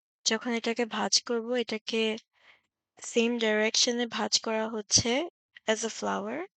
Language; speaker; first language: Bangla; early bilingual, heritage; Bangla